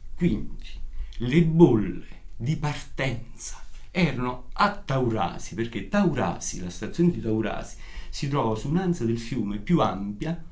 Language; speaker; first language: Italian; native; Italian